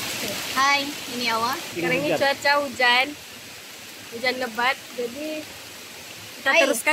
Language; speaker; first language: Indonesian; non-native, local second language; Malay